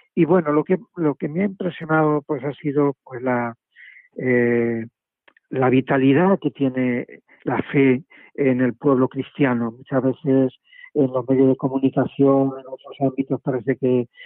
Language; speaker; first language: Spanish; native; Spanish